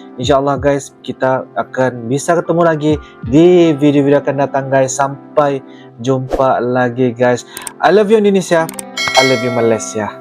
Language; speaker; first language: Malay; native; Malay